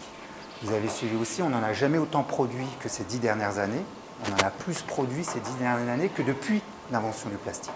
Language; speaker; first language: French; native; French